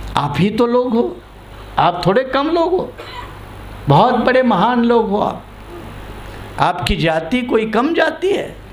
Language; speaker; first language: Hindi; non-native, local second language; Marathi